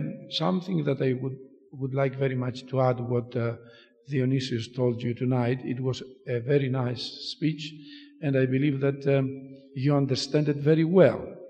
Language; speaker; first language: English; non-native, fluent; Greek